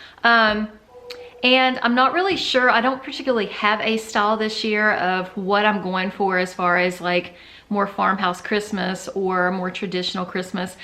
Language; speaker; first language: English; native; English